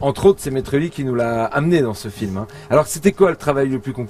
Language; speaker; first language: French; native; French